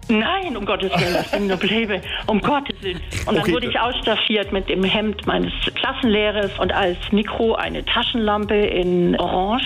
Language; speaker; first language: German; native; German